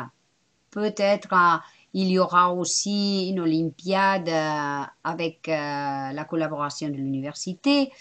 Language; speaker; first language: French; non-native, fluent; Spanish